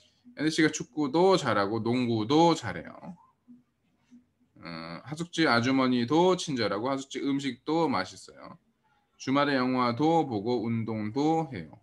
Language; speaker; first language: Korean; early bilingual, heritage; Korean